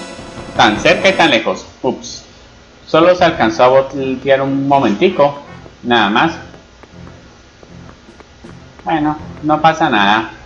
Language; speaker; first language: Spanish; native; Spanish